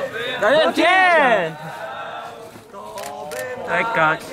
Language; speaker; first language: Polish; native; Polish